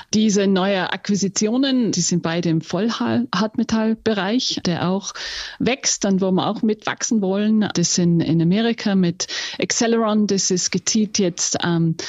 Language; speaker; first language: German; non-native, fluent; English